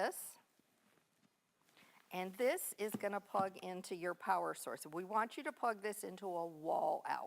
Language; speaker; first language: English; native; English